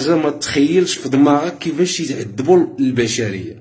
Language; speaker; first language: Arabic; native; Arabic